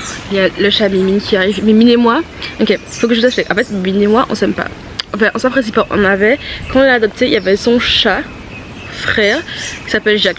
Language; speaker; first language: French; native; French